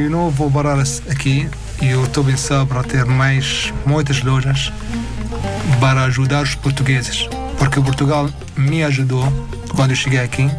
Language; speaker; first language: Portuguese; non-native, learner; Arabic